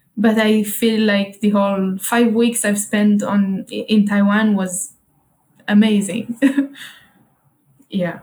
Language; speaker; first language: English; non-native, fluent; Hebrew